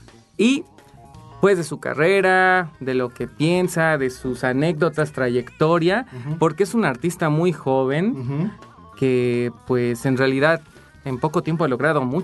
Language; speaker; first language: Spanish; native; Spanish